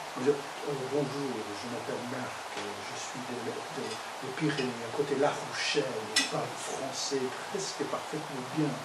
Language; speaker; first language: French; non-native, fluent; English